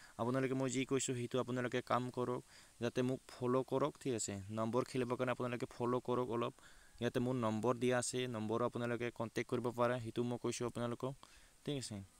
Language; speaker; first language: Assamese; non-native, local second language; Bangla